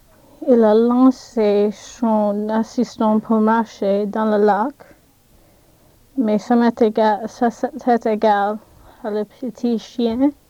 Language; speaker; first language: French; non-native, learner; English